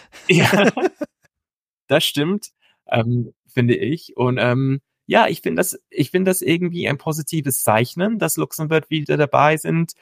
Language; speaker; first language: German; non-native, fluent; English